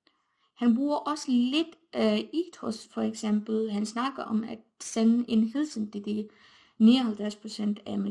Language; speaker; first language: Danish; non-native, fluent; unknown